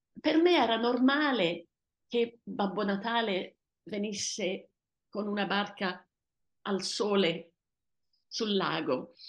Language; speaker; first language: Italian; early bilingual, heritage; Italian